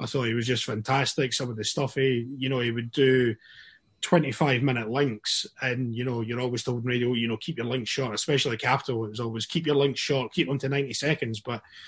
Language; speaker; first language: English; native; English